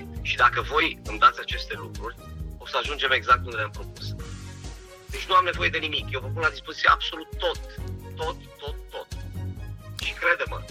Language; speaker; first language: Romanian; native; Romanian